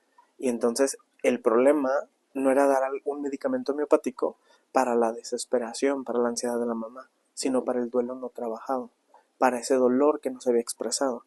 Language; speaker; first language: Spanish; native; Spanish